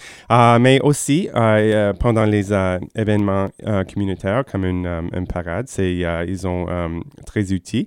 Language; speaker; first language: French; non-native, fluent; English